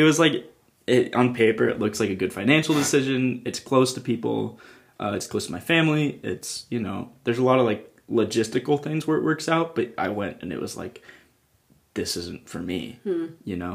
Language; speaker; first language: English; native; English